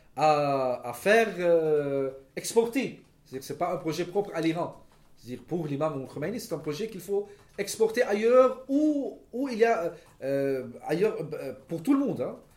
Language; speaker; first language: French; non-native, local second language; Arabic